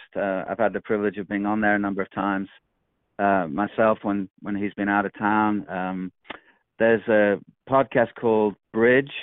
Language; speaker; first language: English; native; English